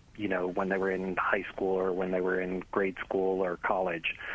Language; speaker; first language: English; native; English